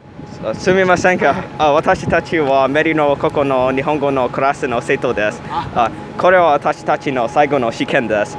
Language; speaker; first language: Japanese; non-native, learner; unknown